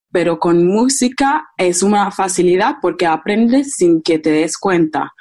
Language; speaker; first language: Spanish; non-native, fluent; Akan